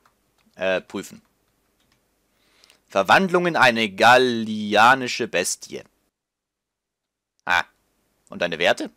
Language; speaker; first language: German; native; German